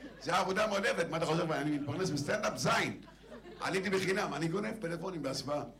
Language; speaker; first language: Hebrew; non-native, local second language; Arabic